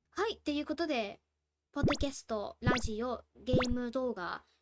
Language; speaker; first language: Japanese; non-native, fluent; Burmese